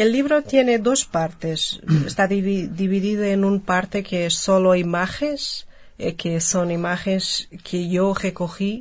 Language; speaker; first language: Spanish; non-native, fluent; Portuguese